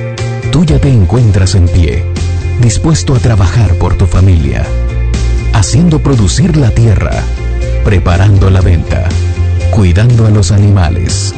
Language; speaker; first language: Spanish; native; Spanish